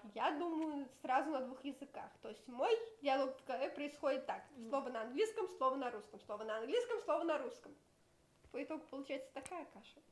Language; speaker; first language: Russian; native; Russian